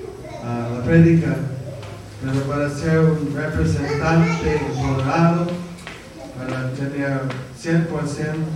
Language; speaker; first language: Spanish; non-native, fluent; English